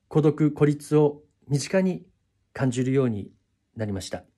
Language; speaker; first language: Japanese; native; Japanese